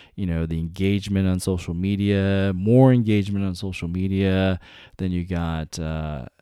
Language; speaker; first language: English; native; English